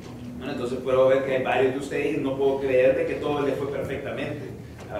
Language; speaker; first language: Spanish; native; Spanish